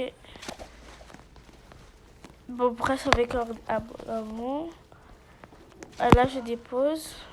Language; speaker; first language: French; native; French